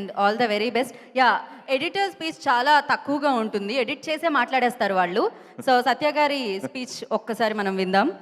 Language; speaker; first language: Telugu; native; Telugu